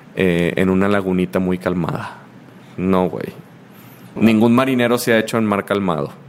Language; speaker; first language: Spanish; native; Spanish